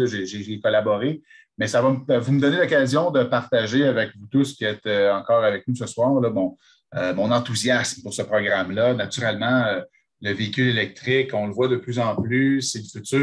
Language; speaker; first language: French; native; French